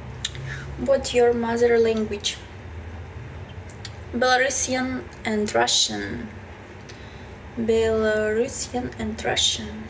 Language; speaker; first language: English; non-native, learner; Belarusian